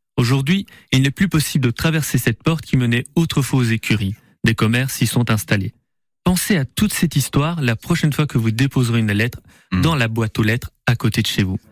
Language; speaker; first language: French; native; French